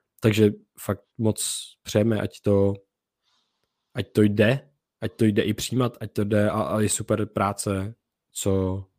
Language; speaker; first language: Czech; native; Czech